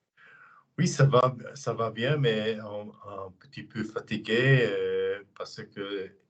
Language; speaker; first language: French; non-native, learner; English